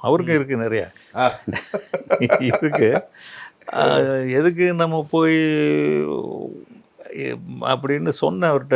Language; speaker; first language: Tamil; native; Tamil